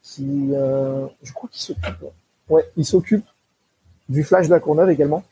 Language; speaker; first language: French; native; French